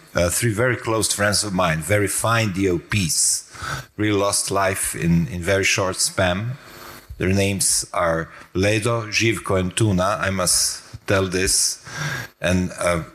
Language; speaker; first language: English; non-native, fluent; Croatian